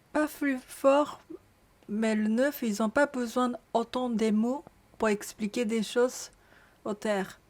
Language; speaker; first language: French; non-native, learner; Japanese